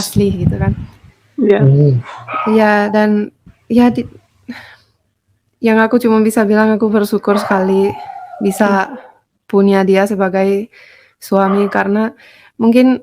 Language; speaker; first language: Indonesian; non-native, fluent; Finnish